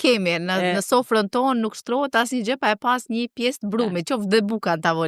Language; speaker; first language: Albanian; native; Albanian